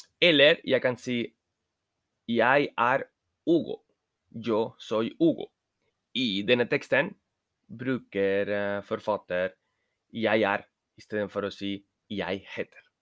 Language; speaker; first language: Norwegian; non-native, learner; Spanish